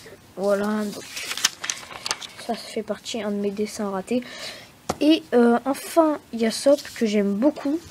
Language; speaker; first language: French; native; French